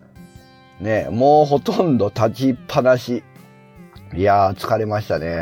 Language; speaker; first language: Japanese; native; Japanese